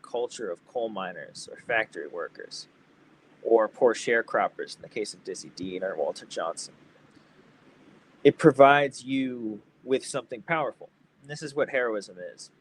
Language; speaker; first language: English; native; English